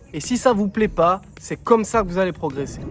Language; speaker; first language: French; native; French